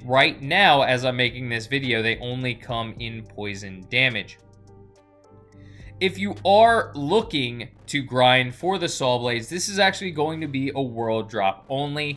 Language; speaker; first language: English; native; English